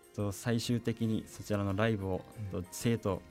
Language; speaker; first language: Japanese; native; Japanese